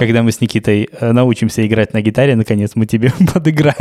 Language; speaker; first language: Russian; native; Russian